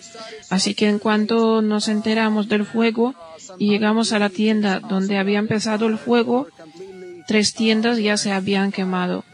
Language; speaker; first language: Spanish; non-native, fluent; Bosnian